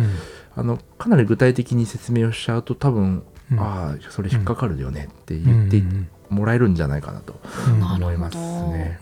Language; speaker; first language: Japanese; native; Japanese